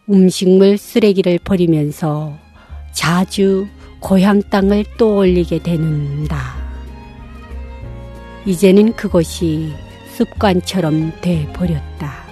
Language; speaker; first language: Korean; non-native, local second language; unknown